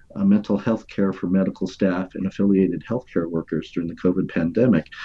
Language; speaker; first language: English; native; English